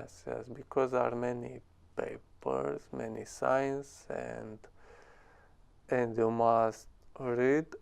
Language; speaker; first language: English; non-native, learner; Romanian